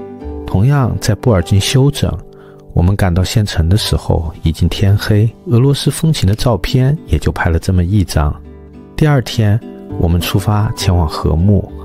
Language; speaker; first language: Chinese; native; Chinese